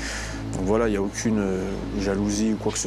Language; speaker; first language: French; native; French